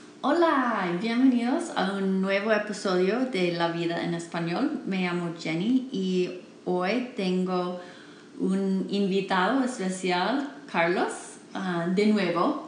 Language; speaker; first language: Spanish; non-native, learner; English